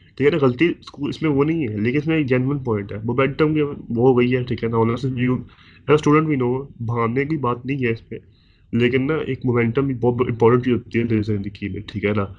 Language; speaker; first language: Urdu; native; Urdu